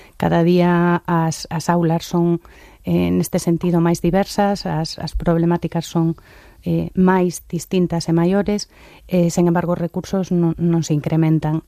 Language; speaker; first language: Galician; native; Galician